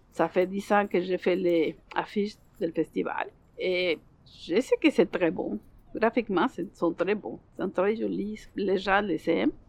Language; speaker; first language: French; non-native, learner; Spanish